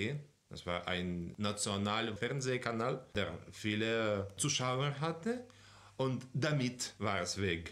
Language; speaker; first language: German; non-native, fluent; Russian